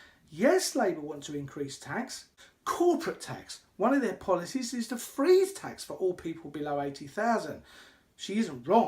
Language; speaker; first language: English; native; English